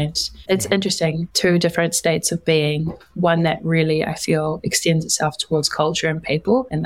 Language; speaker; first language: English; native; English